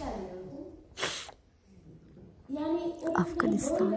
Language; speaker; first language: Turkish; non-native, learner; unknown